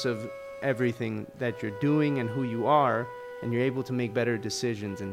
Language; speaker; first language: English; early bilingual, other home language; Spanish